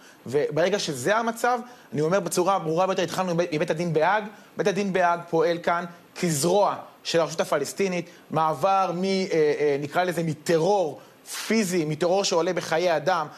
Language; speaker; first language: Hebrew; native; Hebrew